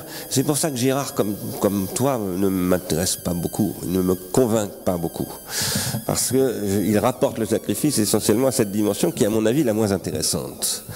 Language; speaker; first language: French; native; French